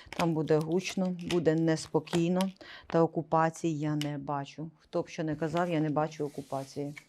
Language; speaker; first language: Ukrainian; non-native, local second language; Russian